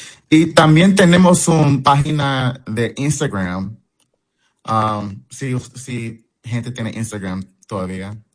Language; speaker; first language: Spanish; early bilingual, heritage; English